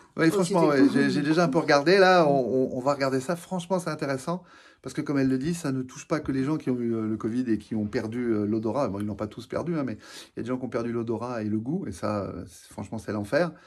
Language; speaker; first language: French; native; French